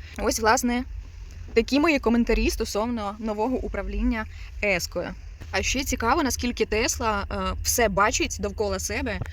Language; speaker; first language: Ukrainian; non-native, local second language; Russian